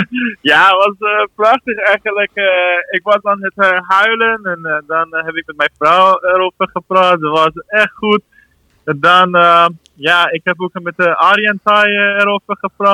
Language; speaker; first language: Dutch; non-native, learner; Persian